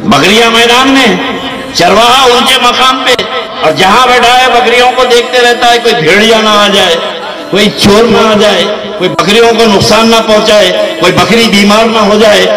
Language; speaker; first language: Hindi; non-native, local second language; Urdu